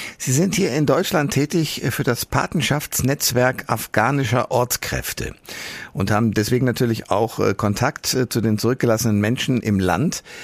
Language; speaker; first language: German; native; German